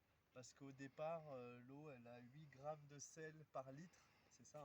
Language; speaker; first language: French; native; French